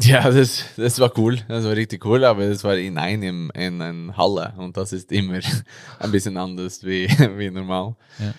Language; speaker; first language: German; non-native, learner; Norwegian